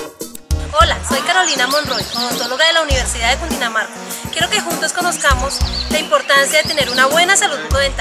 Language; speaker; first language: Spanish; native; Spanish